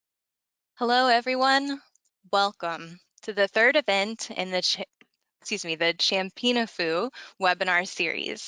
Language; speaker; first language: English; native; English